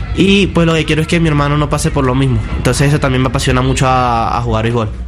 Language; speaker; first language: Spanish; native; Spanish